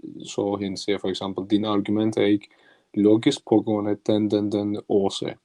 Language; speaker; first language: Danish; non-native, learner; Turkish